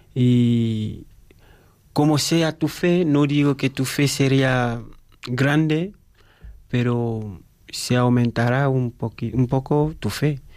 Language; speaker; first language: Spanish; non-native, fluent; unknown